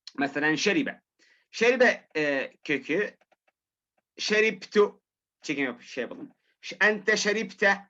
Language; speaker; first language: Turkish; non-native, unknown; Arabic